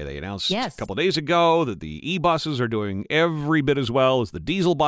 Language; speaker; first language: English; native; English